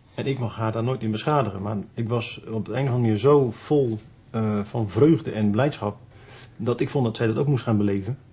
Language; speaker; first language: Dutch; native; Dutch